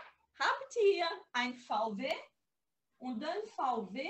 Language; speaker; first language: German; non-native, learner; Portuguese